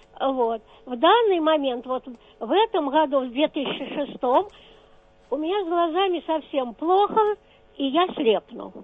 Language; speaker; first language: Russian; native; Russian